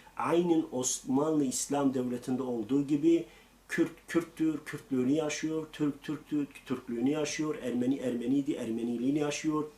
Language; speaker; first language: Turkish; non-native, local second language; Kurdish